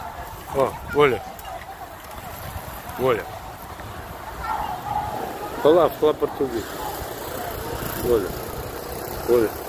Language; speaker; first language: Portuguese; non-native, learner; English